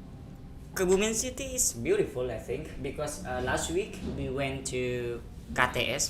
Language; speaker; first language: English; non-native, fluent; Indonesian